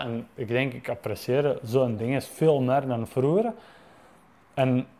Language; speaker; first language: Dutch; non-native, fluent; Czech